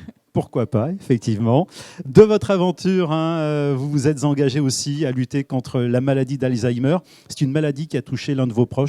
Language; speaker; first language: French; native; French